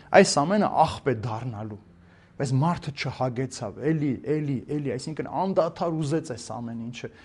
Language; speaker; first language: Armenian; native; Armenian